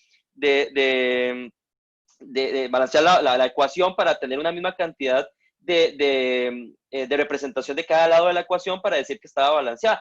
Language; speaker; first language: Spanish; native; Spanish